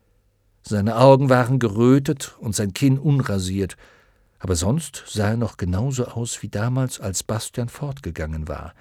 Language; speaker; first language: German; native; German